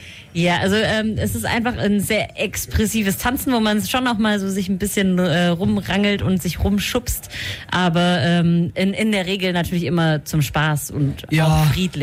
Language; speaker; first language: German; native; German